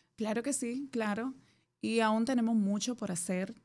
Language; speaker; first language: Spanish; native; Spanish